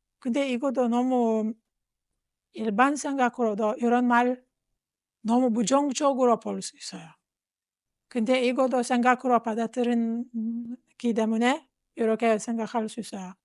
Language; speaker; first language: Korean; non-native, fluent; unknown